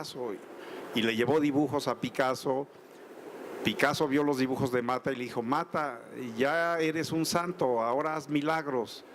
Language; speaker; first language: Spanish; native; Spanish